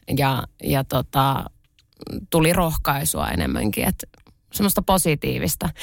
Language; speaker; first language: Finnish; early bilingual, other home language; Russian